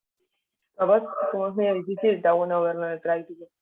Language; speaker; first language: Spanish; native; Spanish